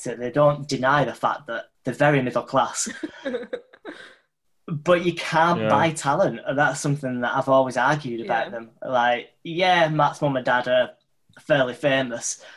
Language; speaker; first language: English; native; English